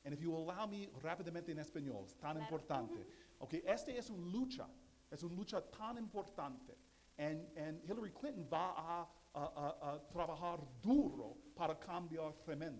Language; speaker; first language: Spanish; non-native, learner; English